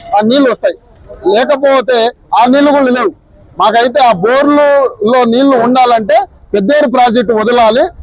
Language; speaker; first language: Telugu; non-native, local second language; Lambadi